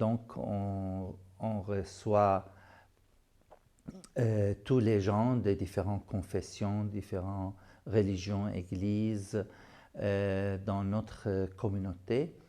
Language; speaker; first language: French; non-native, fluent; Arabic